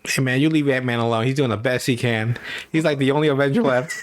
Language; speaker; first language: English; native; English